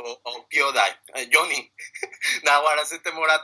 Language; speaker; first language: Japanese; non-native, learner; Spanish